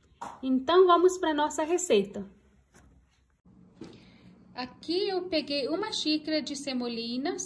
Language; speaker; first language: Portuguese; non-native, fluent; Hindi